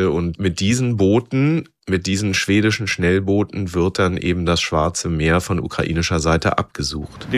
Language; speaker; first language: German; native; German